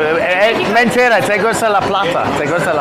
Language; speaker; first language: Spanish; non-native, learner; English